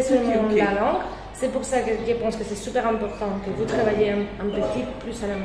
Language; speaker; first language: French; non-native, fluent; Spanish